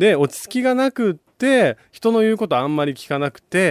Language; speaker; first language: Japanese; native; Japanese